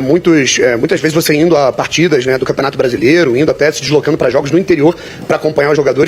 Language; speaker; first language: Portuguese; native; Portuguese